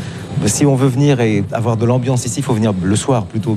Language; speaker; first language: French; native; French